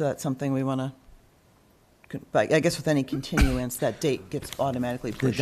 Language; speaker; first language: English; native; English